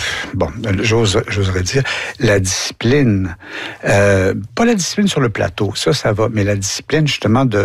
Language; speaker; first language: French; native; French